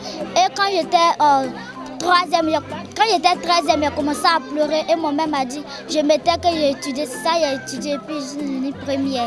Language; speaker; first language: French; non-native, learner; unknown